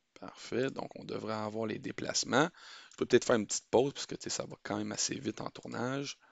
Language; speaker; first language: French; native; French